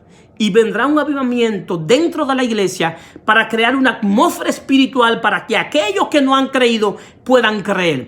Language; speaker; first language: Spanish; native; Spanish